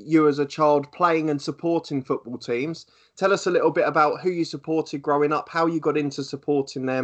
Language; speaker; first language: English; native; English